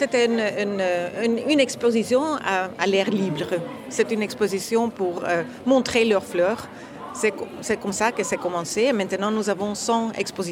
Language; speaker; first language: French; non-native, fluent; Dutch